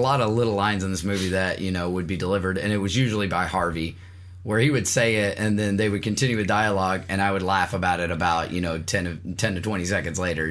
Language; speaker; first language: English; native; English